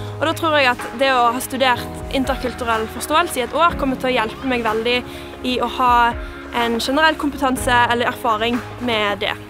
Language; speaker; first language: Norwegian; early bilingual, heritage; Norwegian